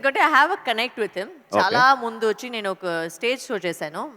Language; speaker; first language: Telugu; non-native, local second language; Tamil